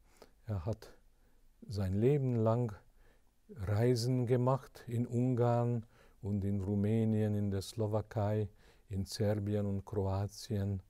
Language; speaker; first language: German; non-native, fluent; Hungarian